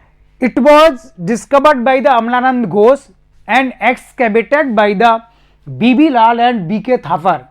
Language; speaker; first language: English; non-native, local second language; Hindi